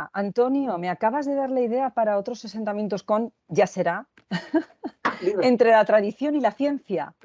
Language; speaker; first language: Spanish; native; Spanish